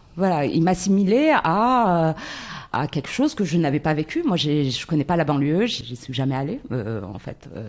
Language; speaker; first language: French; non-native, local second language; Arabic